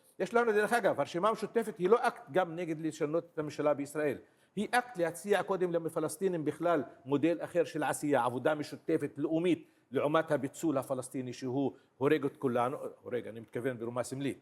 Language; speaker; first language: Hebrew; non-native, local second language; Arabic